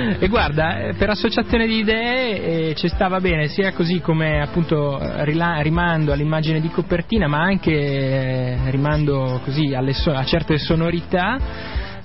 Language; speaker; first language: Italian; native; Italian